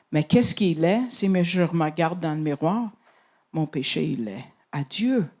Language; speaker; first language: French; non-native, fluent; English